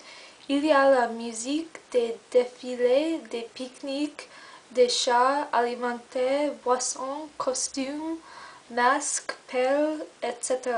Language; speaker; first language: French; non-native, learner; English